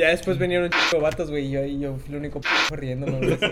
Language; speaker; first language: Spanish; native; Spanish